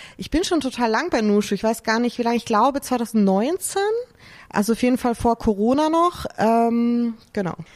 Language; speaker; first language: German; native; German